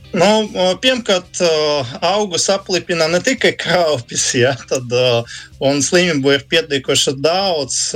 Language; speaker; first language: Latvian; non-native, local second language; Russian